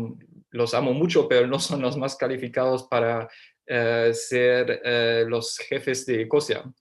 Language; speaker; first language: Spanish; non-native, fluent; German